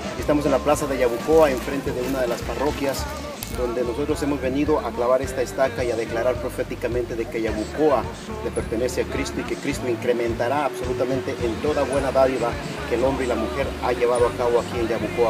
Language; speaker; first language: Spanish; native; Spanish